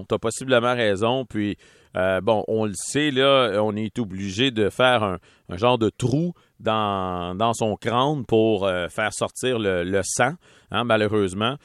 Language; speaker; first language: French; native; French